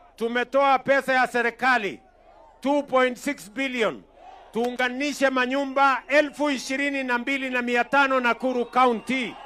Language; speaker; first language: Swahili; non-native, local second language; Kalenjin